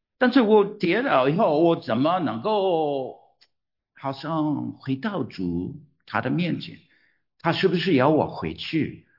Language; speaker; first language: Chinese; non-native, fluent; English